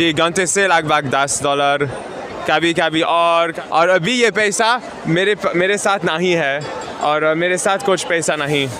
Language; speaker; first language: Hindi; non-native, learner; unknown